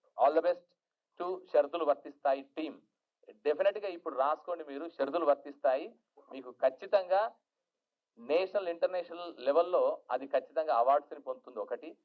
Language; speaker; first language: Telugu; native; Telugu